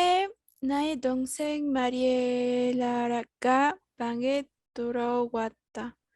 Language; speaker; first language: Korean; non-native, learner; Spanish